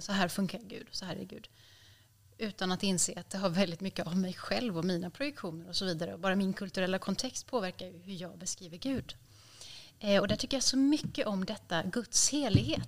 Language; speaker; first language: Swedish; native; Swedish